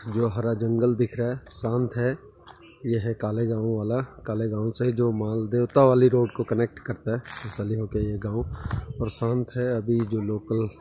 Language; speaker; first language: Hindi; native; Hindi